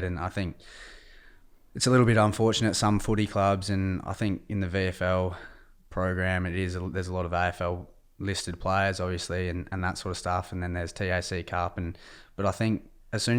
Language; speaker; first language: English; native; English